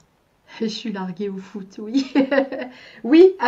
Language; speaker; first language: French; native; French